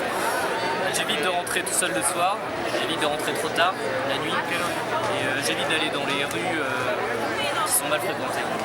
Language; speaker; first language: French; native; French